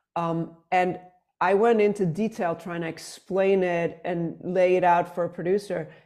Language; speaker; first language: English; non-native, fluent; Swedish